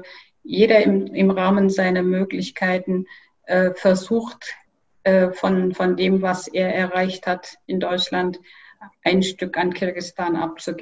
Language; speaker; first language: German; non-native, fluent; Kyrgyz